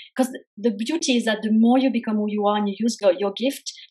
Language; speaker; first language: English; non-native, fluent; French